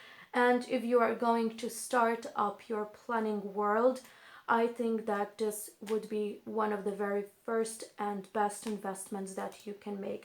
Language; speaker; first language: English; non-native, fluent; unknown